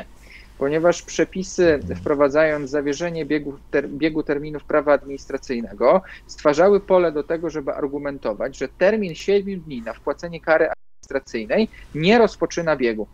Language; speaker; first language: Polish; native; Polish